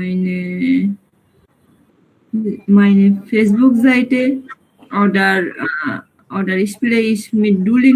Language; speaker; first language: German; non-native, learner; Bangla